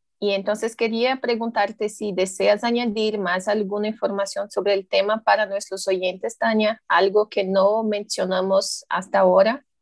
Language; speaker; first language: Spanish; non-native, fluent; Portuguese